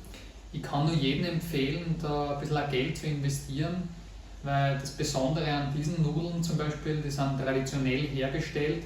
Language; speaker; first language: German; native; German